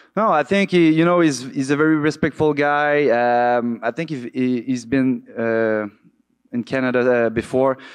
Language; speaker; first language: English; native; English